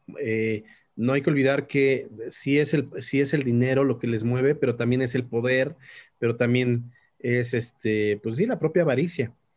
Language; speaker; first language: Spanish; native; Spanish